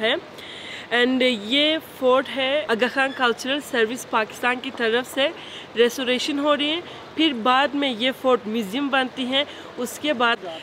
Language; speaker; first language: Hindi; non-native, fluent; Turkish